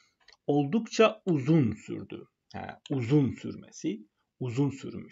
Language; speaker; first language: Turkish; non-native, fluent; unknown